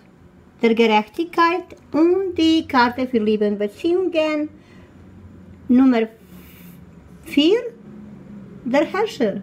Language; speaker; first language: German; non-native, fluent; Croatian